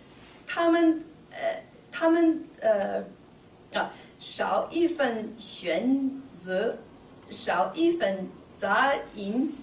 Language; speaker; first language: Chinese; non-native, learner; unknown